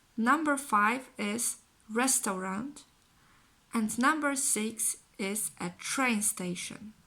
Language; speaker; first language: English; non-native, fluent; Polish